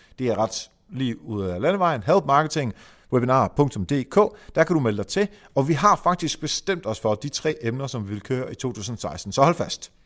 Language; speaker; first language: Danish; native; Danish